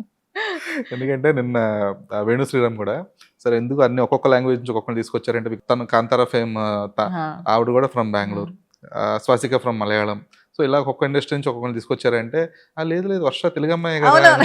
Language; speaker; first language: Telugu; native; Telugu